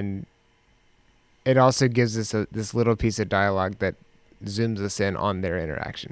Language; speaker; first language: English; native; English